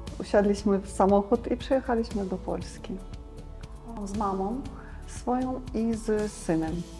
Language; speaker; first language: Polish; non-native, fluent; Ukrainian